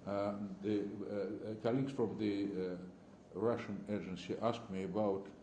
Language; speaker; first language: English; non-native, learner; Russian